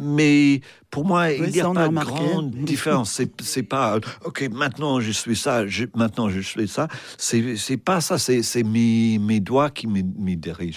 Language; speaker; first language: French; non-native, fluent; English